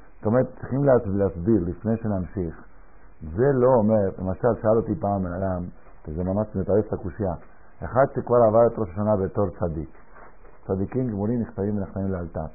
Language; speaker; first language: Hebrew; non-native, fluent; Spanish